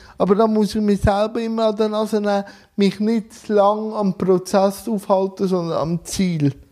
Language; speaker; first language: German; native; German